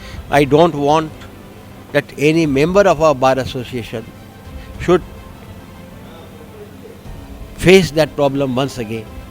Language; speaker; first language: English; non-native, local second language; Bangla